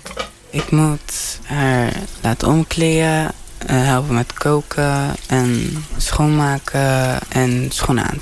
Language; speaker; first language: Dutch; non-native, local second language; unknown